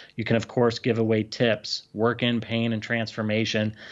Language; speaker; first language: English; native; English